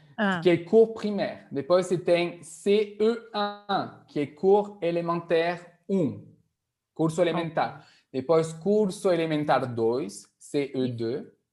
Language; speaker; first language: Portuguese; non-native, fluent; French